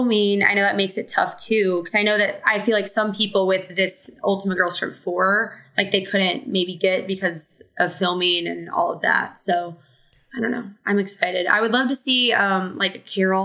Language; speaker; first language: English; native; English